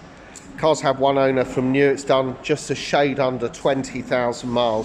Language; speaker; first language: English; native; English